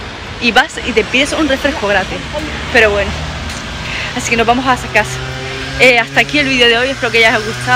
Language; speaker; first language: Spanish; native; Spanish